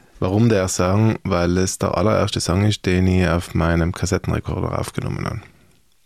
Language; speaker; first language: German; native; German